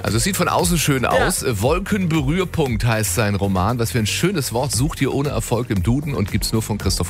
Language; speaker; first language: German; native; German